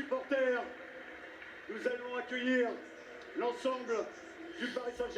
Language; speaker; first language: French; native; French